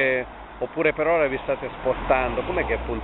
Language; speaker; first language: Italian; native; Italian